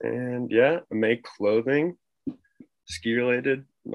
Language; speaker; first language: English; native; English